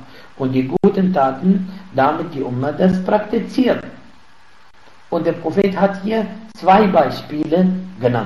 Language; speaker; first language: German; non-native, fluent; Arabic